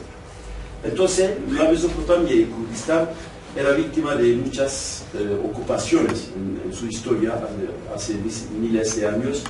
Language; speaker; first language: Spanish; non-native, fluent; Kurdish